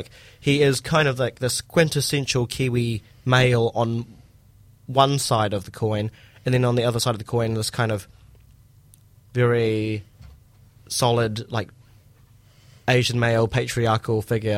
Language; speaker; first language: English; native; English